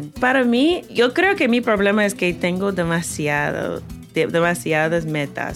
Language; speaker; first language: Spanish; non-native, fluent; English